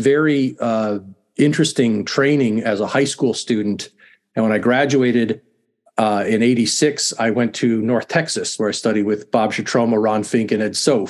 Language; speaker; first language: English; native; English